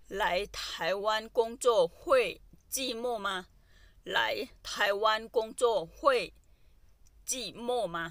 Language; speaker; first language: Chinese; non-native, fluent; Thai